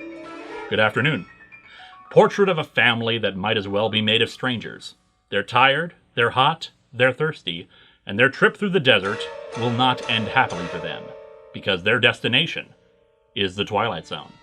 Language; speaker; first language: English; native; English